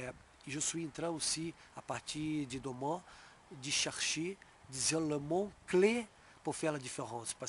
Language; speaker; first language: French; non-native, fluent; Portuguese